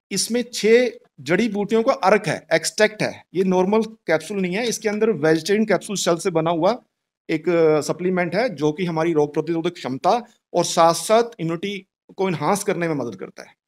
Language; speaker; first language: Hindi; native; Hindi